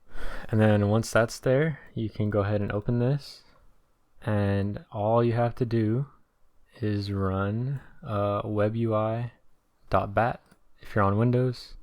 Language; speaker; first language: English; native; English